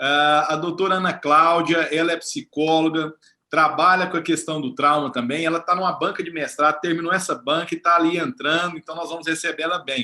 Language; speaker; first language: Portuguese; native; Portuguese